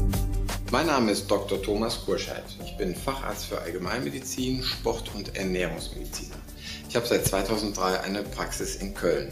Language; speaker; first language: German; native; German